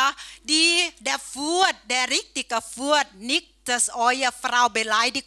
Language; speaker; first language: German; non-native, learner; Thai